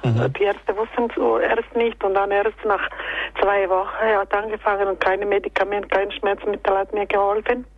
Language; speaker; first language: German; non-native, learner; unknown